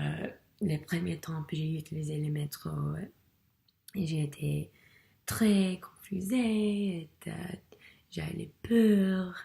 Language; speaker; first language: French; non-native, learner; English